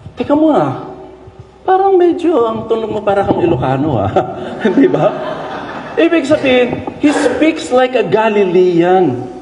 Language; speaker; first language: Filipino; non-native, local second language; Iloko